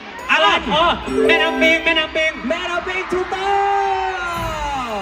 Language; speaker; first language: Thai; native; Thai